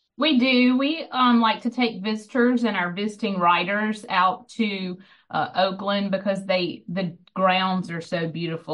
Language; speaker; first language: English; native; English